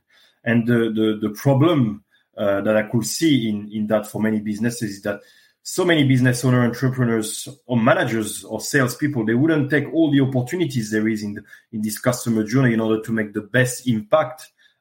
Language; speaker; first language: English; non-native, fluent; French